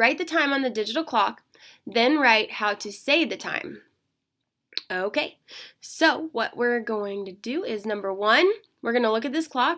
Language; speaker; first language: English; native; English